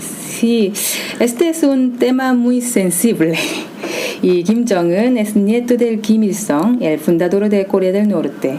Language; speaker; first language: Spanish; non-native, fluent; Korean